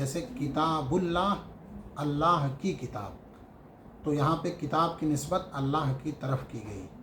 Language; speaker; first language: Urdu; native; Urdu